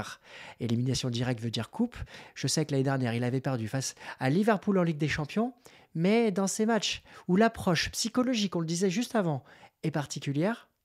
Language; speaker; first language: French; native; French